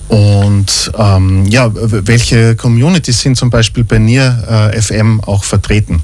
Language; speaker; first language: German; native; German